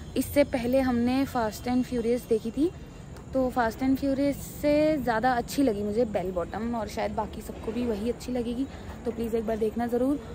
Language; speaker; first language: Hindi; native; Hindi